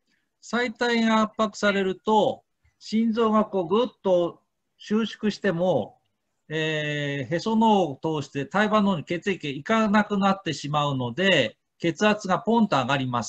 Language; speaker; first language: Japanese; native; Japanese